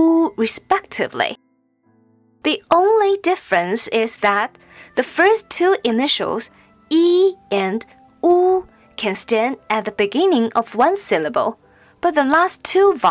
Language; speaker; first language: English; non-native, fluent; Chinese